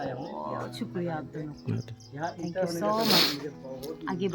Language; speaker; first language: Hindi; non-native, local second language; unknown